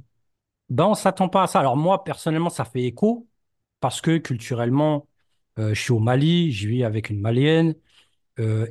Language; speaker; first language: French; native; French